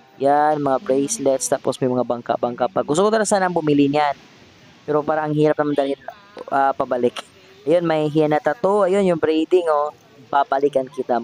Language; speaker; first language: Filipino; non-native, local second language; Hiligaynon